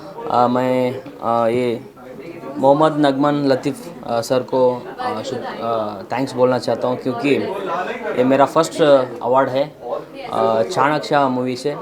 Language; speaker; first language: Hindi; non-native, local second language; Kannada